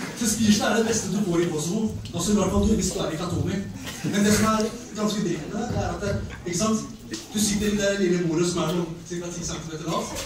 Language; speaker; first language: Norwegian; early bilingual, other home language; Albanian